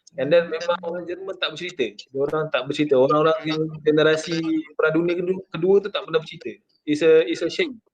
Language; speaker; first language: Malay; native; Malay